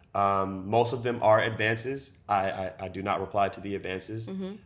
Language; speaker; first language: English; native; English